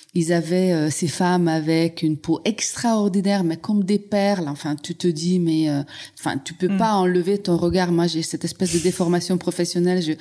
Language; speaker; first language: French; non-native, fluent; Hungarian